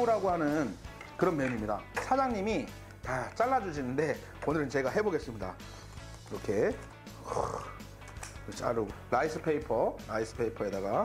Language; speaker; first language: Korean; native; Korean